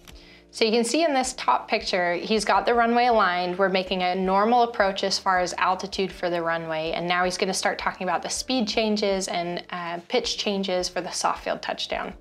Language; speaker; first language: English; native; English